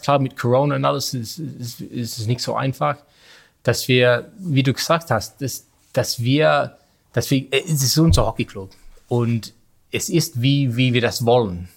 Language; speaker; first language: German; non-native, learner; English